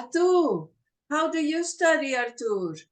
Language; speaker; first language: English; non-native, fluent; Portuguese